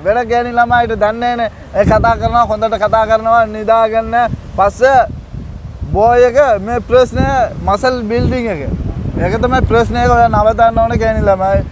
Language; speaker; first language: Sinhala; non-native, local second language; Tamil